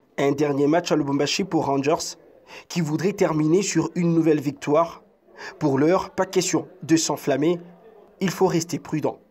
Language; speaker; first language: French; non-native, local second language; Swahili